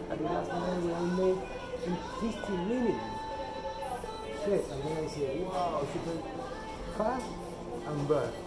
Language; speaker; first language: English; non-native, learner; Spanish